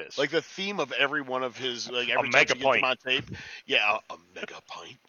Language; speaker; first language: English; native; English